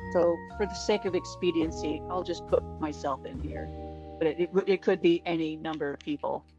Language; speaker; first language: English; native; English